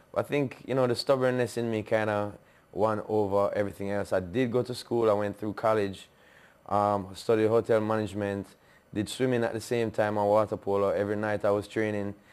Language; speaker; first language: English; native; English